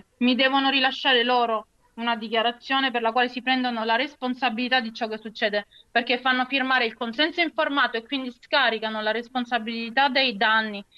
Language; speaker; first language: Italian; native; Italian